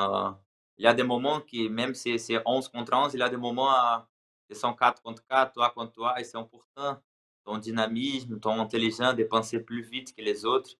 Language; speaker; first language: French; non-native, learner; Portuguese